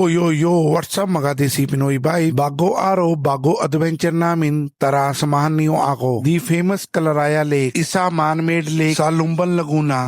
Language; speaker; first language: Filipino; non-native, learner; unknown